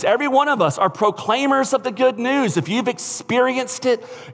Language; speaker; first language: English; native; English